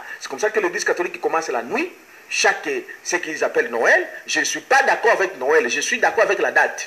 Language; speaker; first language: French; non-native, local second language; Lingala